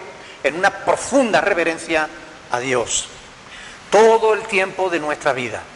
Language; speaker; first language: Spanish; native; Spanish